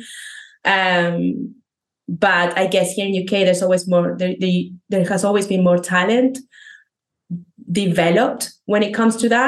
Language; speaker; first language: English; non-native, fluent; Spanish